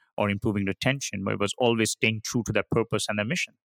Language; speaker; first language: English; non-native, local second language; Hindi